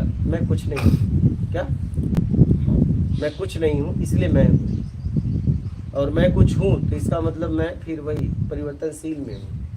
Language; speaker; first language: Hindi; native; Hindi